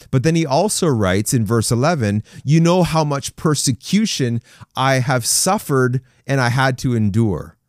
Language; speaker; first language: English; native; English